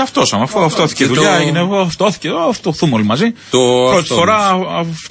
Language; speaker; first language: Greek; native; Greek